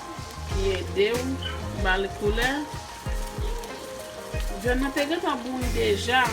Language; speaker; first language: French; non-native, learner; Haitian Creole